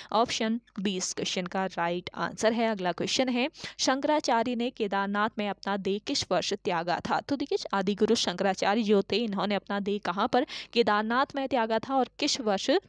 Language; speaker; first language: Hindi; native; Hindi